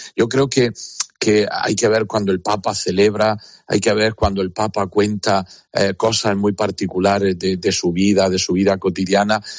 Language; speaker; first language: Spanish; native; Spanish